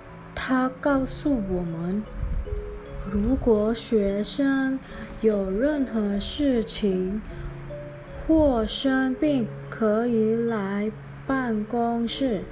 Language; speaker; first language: Chinese; non-native, local second language; Malay